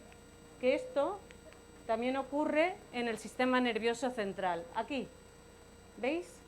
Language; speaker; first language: Spanish; native; Spanish